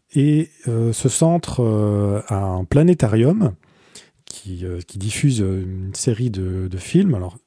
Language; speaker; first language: French; native; French